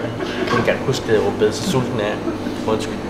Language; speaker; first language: Danish; non-native, fluent; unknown